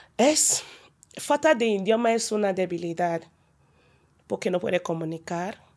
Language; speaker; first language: Spanish; non-native, learner; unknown